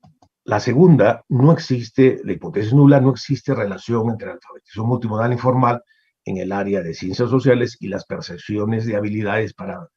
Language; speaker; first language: Spanish; native; Spanish